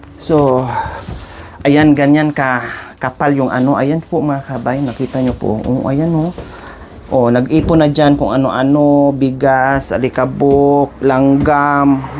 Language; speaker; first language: Filipino; non-native, local second language; Cebuano